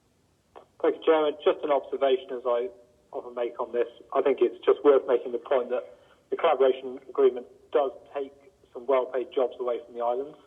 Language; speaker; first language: English; native; English